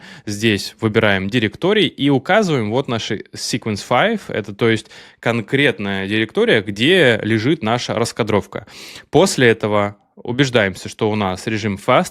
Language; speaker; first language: Russian; native; Russian